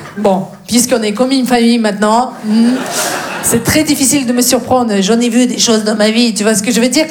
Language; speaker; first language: French; non-native, fluent; Russian